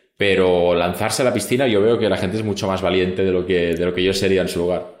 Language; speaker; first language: Spanish; non-native, local second language; Catalan